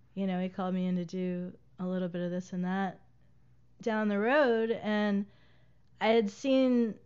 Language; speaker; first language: English; native; English